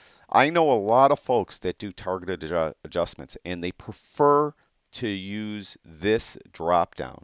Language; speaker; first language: English; native; English